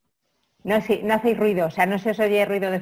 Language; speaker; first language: Spanish; native; Spanish